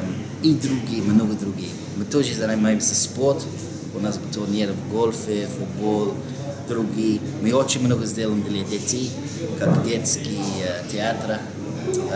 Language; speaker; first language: Russian; non-native, fluent; English